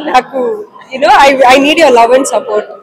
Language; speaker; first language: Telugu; non-native, learner; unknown